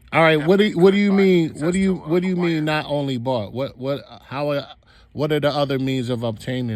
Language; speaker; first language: English; native; English